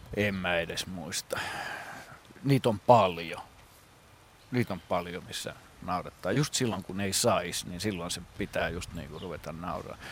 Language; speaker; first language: Finnish; native; Finnish